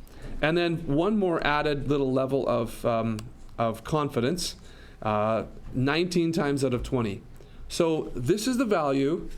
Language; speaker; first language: English; native; English